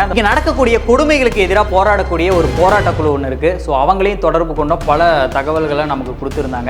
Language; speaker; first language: Tamil; native; Tamil